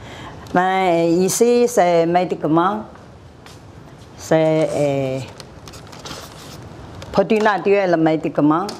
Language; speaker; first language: French; non-native, learner; Chinese